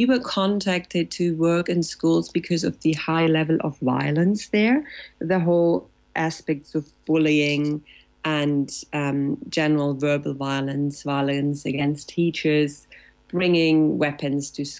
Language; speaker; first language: English; non-native, fluent; German